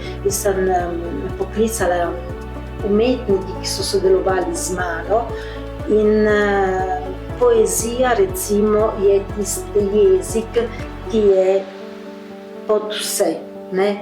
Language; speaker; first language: Slovenian; early bilingual, heritage; Slovenian